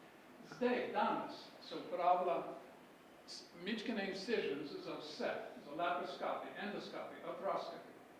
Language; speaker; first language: Slovenian; early bilingual, heritage; Slovenian